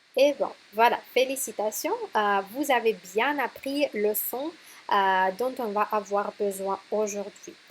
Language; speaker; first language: French; non-native, fluent; Russian